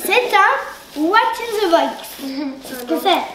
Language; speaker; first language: French; native; French